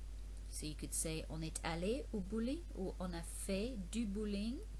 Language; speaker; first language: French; non-native, fluent; English